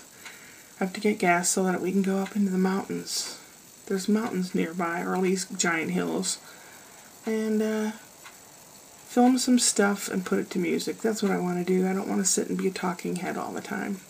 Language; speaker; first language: English; native; English